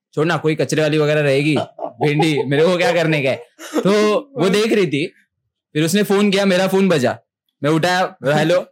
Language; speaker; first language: Hindi; non-native, local second language; Marathi